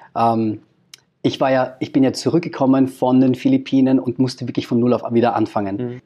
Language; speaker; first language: German; early bilingual, other home language; Filipino